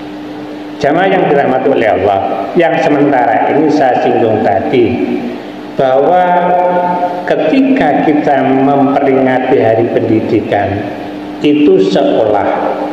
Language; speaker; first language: Indonesian; non-native, local second language; Javanese